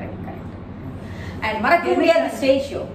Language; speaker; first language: Tamil; native; Tamil